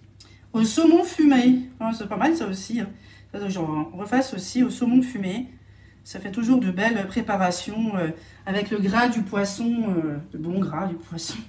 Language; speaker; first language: French; native; French